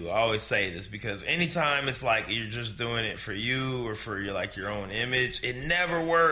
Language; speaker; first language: English; native; English